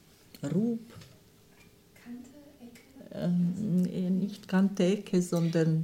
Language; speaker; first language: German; non-native, fluent; Croatian